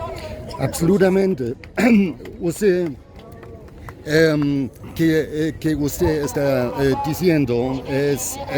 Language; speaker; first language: Spanish; non-native, fluent; German